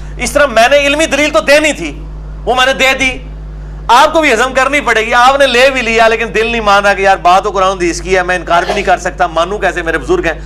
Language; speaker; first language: Urdu; non-native, local second language; Punjabi